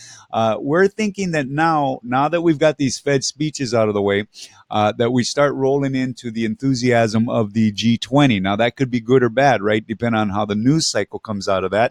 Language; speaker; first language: English; native; English